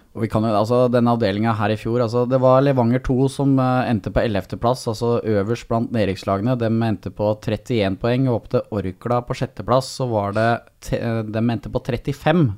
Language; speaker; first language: Norwegian; native; Norwegian